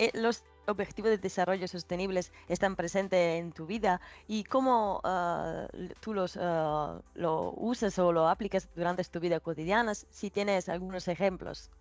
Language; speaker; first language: Spanish; non-native, fluent; Italian